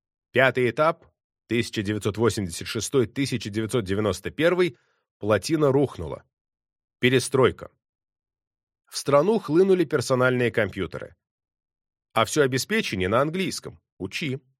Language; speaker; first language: Russian; native; Russian